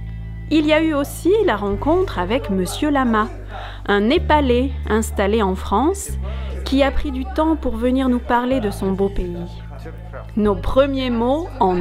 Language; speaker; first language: French; native; French